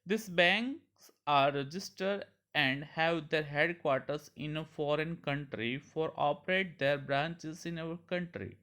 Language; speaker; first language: English; non-native, local second language; Gujarati